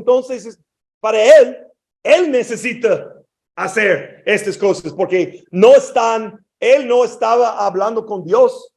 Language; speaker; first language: Spanish; non-native, fluent; English